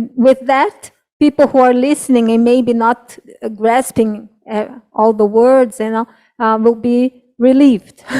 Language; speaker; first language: English; non-native, fluent; Portuguese